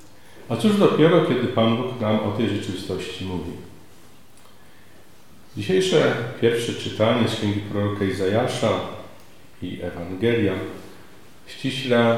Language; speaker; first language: Polish; native; Polish